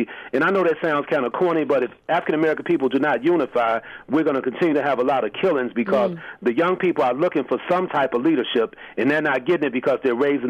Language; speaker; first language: English; native; English